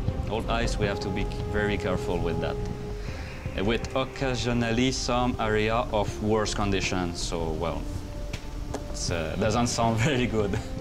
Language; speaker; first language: English; non-native, fluent; French